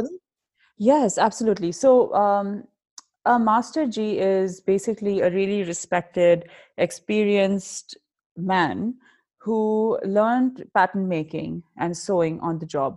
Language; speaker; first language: English; non-native, local second language; Hindi